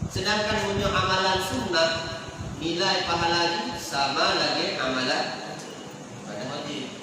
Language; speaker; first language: Malay; non-native, local second language; Achinese